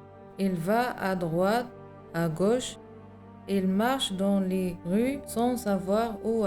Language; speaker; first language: French; non-native, learner; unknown